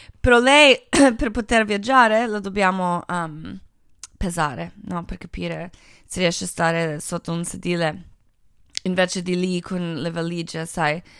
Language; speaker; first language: Italian; early bilingual, heritage; Italian